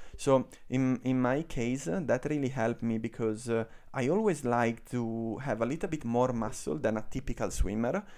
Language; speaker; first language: English; non-native, fluent; Italian